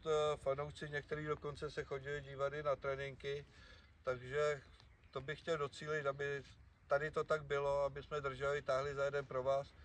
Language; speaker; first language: Czech; native; Czech